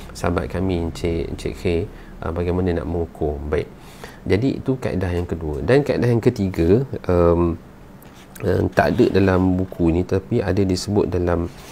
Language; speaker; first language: Malay; native; Malay